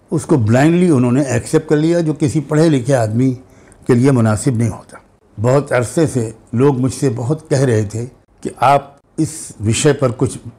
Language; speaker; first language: Hindi; native; Hindi